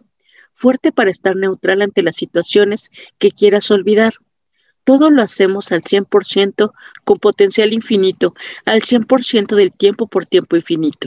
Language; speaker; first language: Spanish; native; Spanish